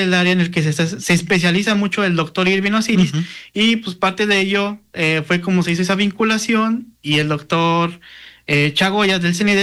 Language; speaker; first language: Spanish; non-native, local second language; Nahuatl languages